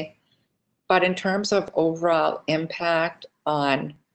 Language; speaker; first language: English; native; English